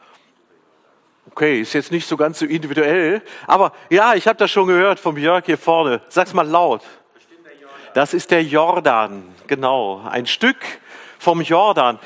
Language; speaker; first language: German; native; German